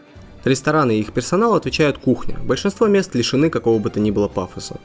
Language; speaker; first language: Russian; native; Russian